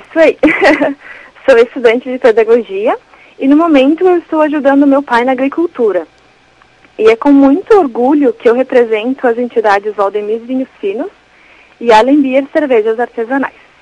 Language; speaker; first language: Portuguese; native; Portuguese